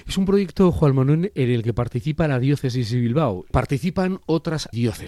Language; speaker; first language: Spanish; native; Spanish